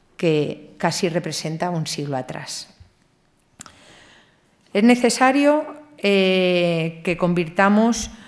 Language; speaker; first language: Spanish; native; Spanish